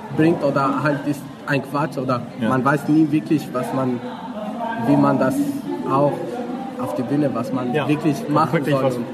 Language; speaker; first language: German; non-native, learner; Albanian